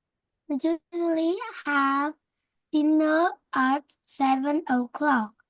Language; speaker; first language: English; non-native, learner; Vietnamese